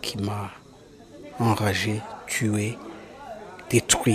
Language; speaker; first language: French; non-native, local second language; Kinyarwanda